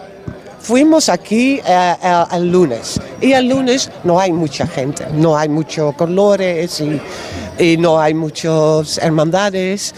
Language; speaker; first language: Spanish; non-native, learner; Dutch